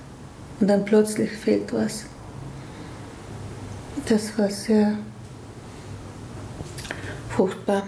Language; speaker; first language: German; non-native, learner; Chechen